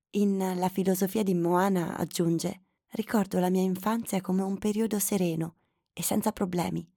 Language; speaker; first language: Italian; native; Italian